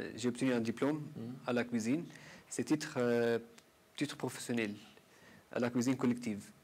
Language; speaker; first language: French; non-native, learner; Arabic